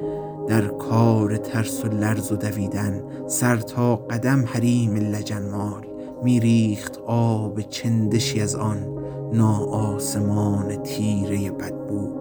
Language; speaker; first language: Persian; native; Persian